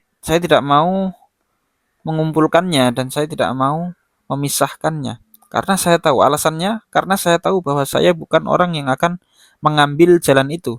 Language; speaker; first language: Indonesian; native; Indonesian